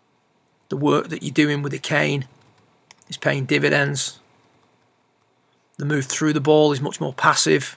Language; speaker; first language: English; native; English